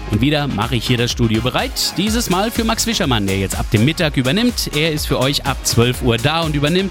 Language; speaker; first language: German; native; German